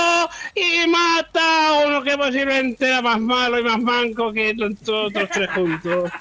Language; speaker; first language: Spanish; native; Spanish